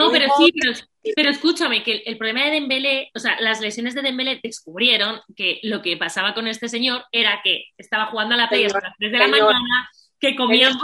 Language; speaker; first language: Spanish; native; Spanish